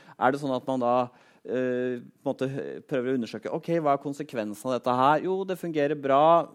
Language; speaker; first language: Norwegian; native; Norwegian